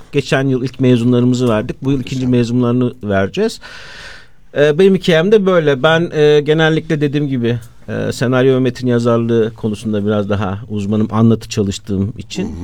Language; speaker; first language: Turkish; native; Turkish